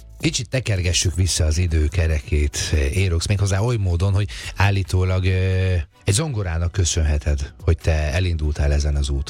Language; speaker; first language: Hungarian; native; Hungarian